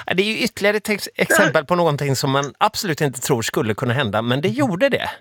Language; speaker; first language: Swedish; native; Swedish